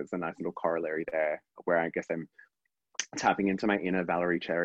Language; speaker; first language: English; native; English